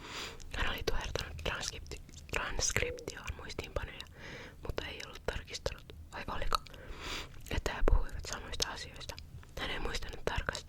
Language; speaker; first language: Finnish; native; Finnish